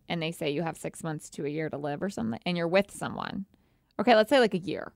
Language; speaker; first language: English; native; English